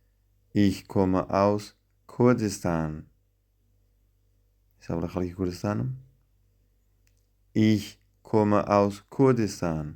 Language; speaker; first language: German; non-native, fluent; Central Kurdish